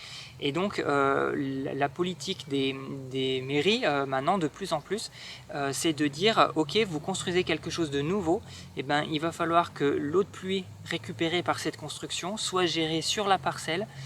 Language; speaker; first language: French; native; French